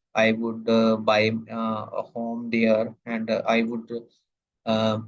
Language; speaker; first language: English; non-native, local second language; Punjabi